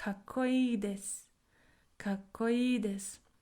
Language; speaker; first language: Japanese; non-native, fluent; English